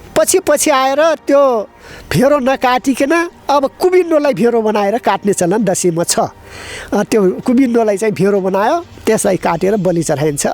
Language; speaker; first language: Nepali; non-native, local second language; Dangaura Tharu